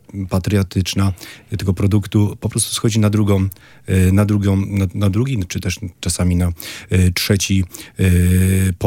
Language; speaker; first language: Polish; native; Polish